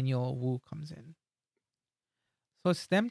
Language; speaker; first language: English; native; English